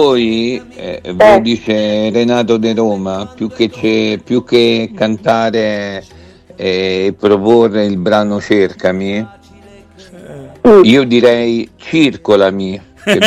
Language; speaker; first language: Italian; native; Italian